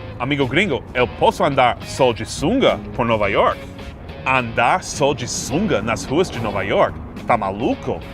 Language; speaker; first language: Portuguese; non-native, fluent; English